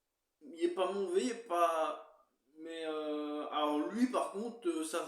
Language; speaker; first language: French; native; French